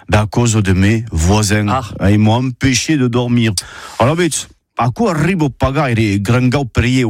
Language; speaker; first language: French; native; French